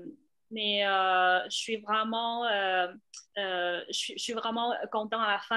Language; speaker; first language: French; non-native, fluent; Chinese